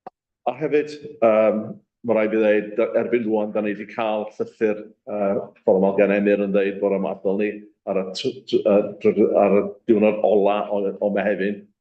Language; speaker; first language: Welsh; native; Welsh